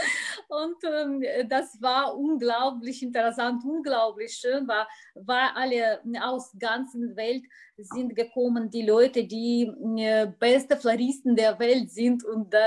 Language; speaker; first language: German; non-native, learner; Russian